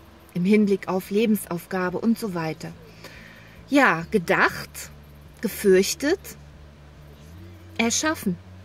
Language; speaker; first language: German; native; German